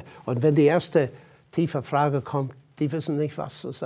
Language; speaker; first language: German; non-native, fluent; English